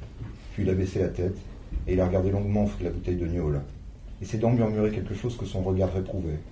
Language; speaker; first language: French; native; French